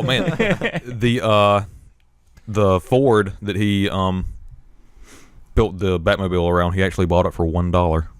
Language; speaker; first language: English; native; English